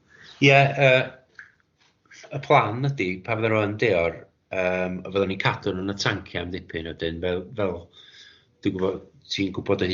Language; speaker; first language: Welsh; native; Welsh